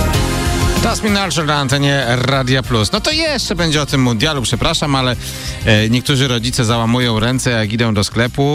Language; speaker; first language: Polish; native; Polish